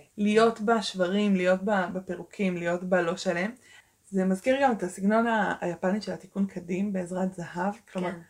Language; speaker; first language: Hebrew; early bilingual, other home language; Russian